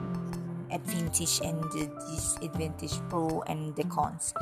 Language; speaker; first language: English; non-native, learner; Malay